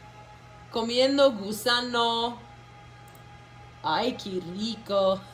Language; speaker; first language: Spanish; non-native, local second language; English